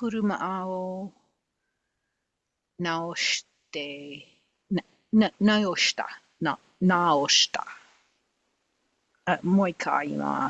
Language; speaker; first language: Japanese; non-native, learner; English